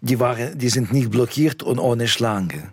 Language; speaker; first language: German; non-native, fluent; Russian